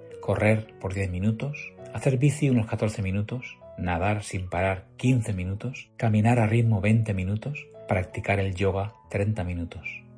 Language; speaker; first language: Spanish; native; Spanish